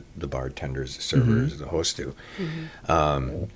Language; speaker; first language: English; native; English